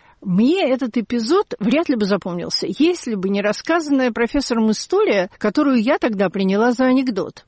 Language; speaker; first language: Russian; native; Russian